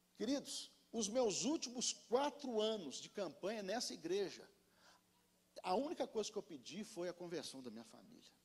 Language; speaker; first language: Portuguese; native; Portuguese